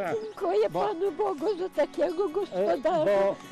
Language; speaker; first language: Polish; early bilingual, heritage; Polish